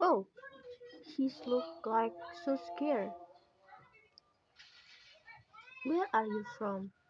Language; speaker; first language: English; non-native, learner; Indonesian